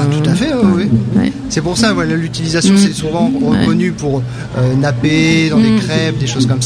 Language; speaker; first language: French; native; French